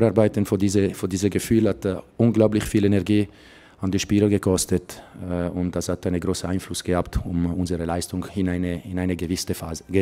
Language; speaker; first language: German; non-native, local second language; Italian